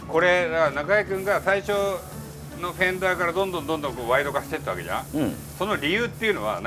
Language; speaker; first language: Japanese; native; Japanese